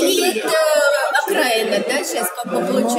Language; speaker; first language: Russian; native; Russian